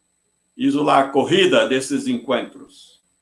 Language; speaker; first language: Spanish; non-native, fluent; Portuguese